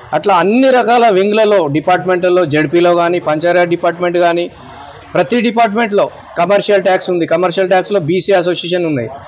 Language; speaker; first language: Telugu; non-native, local second language; Kannada